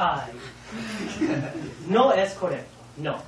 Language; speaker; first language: Spanish; non-native, learner; English